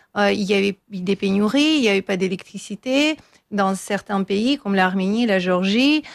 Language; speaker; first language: French; non-native, fluent; Armenian